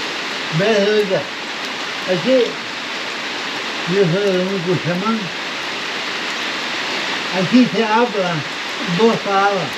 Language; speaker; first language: Spanish; non-native, local second language; Quechua